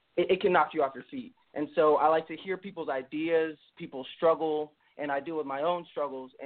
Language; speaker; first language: English; native; English